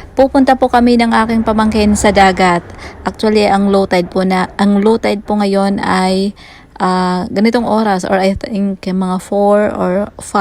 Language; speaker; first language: Filipino; non-native, local second language; Waray